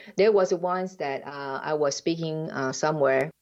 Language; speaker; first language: English; non-native, fluent; Chinese